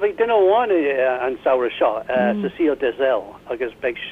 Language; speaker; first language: Irish; non-native, learner; English